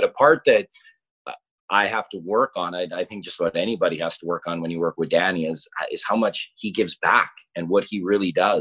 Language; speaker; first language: English; native; English